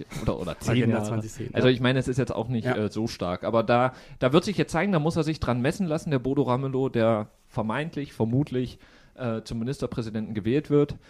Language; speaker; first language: German; native; German